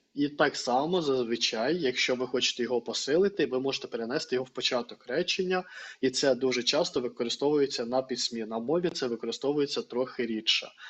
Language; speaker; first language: Ukrainian; non-native, local second language; Russian